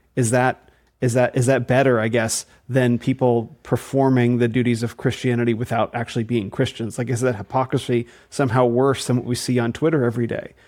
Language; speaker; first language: English; native; English